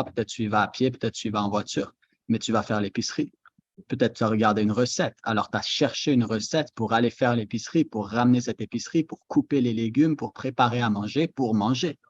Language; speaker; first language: French; native; French